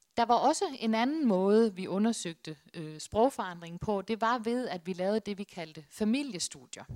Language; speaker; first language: Danish; native; Danish